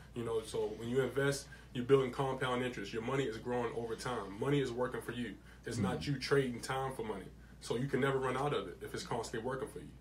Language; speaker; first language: English; native; English